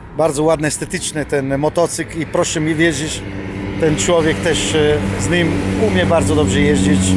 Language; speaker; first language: Polish; non-native, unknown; Italian